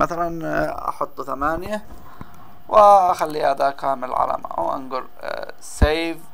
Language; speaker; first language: Arabic; native; Arabic